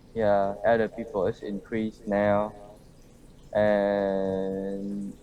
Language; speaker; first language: English; non-native, learner; Vietnamese